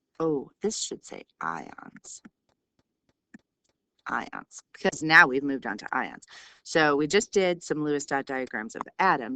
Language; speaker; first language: English; native; English